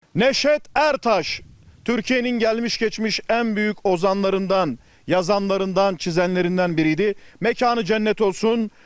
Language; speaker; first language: Turkish; native; Turkish